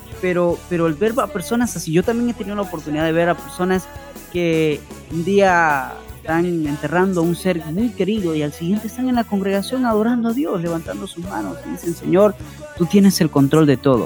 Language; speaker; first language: Spanish; native; Spanish